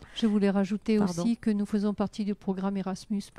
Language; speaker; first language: French; native; French